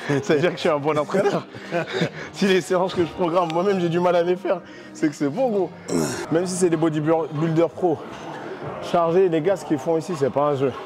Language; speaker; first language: French; native; French